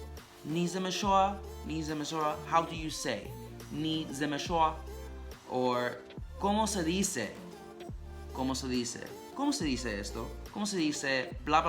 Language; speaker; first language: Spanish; non-native, learner; English